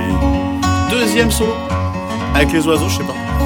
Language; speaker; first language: French; native; French